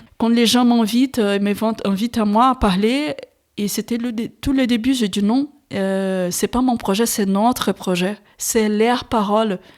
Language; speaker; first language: French; non-native, fluent; Portuguese